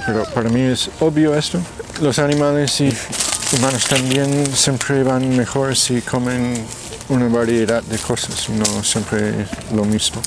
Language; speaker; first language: Spanish; non-native, fluent; English